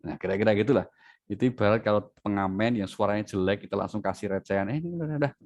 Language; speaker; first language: Indonesian; native; Indonesian